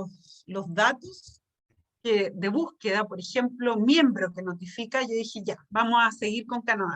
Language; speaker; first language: Spanish; native; Spanish